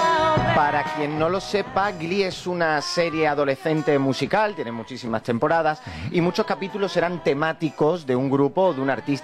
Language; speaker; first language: Spanish; native; Spanish